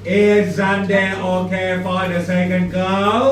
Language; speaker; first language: English; non-native, fluent; Thai